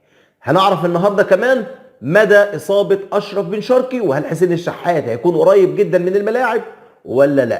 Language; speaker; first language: Arabic; native; Arabic